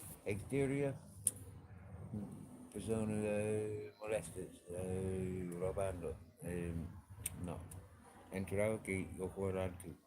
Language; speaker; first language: Spanish; non-native, learner; English